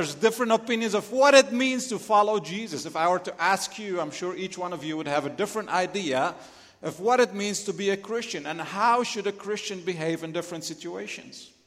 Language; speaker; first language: English; non-native, fluent; Arabic